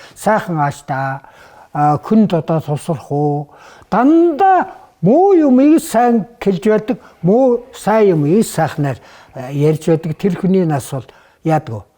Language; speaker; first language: Mongolian; native; Mongolian